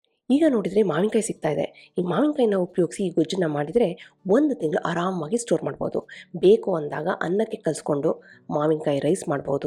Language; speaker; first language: Kannada; native; Kannada